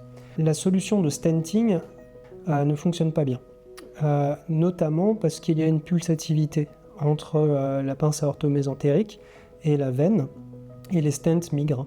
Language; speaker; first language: French; native; French